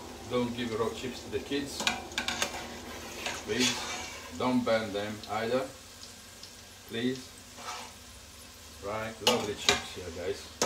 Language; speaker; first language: English; non-native, fluent; Italian